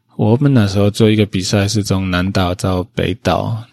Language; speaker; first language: Chinese; non-native, fluent; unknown